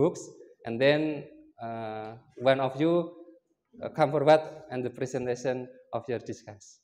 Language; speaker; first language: English; non-native, learner; Indonesian